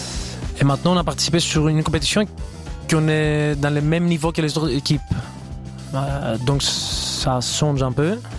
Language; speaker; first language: French; non-native, fluent; Greek